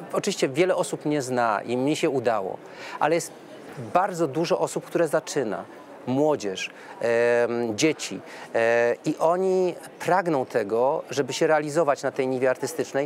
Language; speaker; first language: Polish; native; Polish